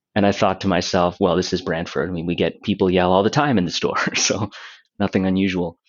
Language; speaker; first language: English; native; English